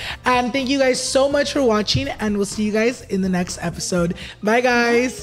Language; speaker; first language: English; early bilingual, other home language; Spanish